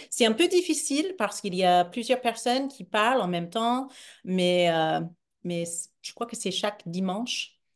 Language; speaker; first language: French; non-native, fluent; English